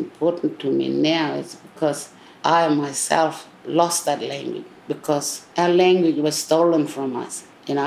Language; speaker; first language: English; non-native, local second language; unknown